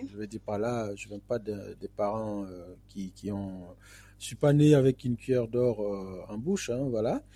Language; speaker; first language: French; non-native, local second language; Fula